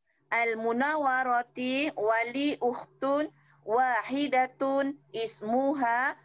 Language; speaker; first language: Arabic; non-native, learner; Malay